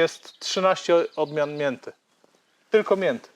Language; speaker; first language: Polish; native; Polish